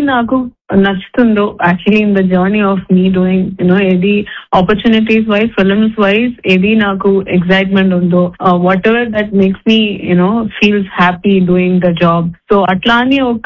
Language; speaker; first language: Telugu; non-native, fluent; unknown